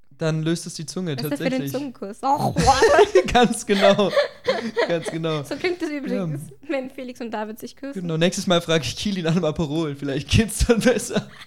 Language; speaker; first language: German; native; German